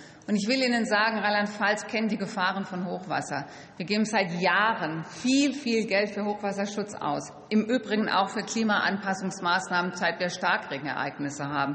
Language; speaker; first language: German; native; German